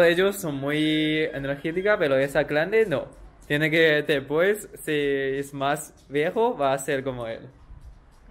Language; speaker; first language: Spanish; non-native, learner; Chinese